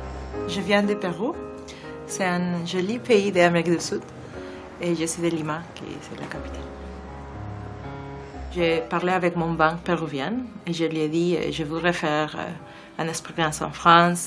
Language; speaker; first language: French; non-native, learner; Spanish